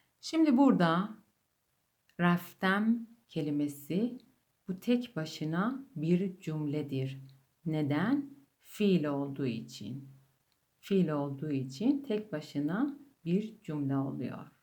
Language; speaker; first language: Turkish; non-native, fluent; Persian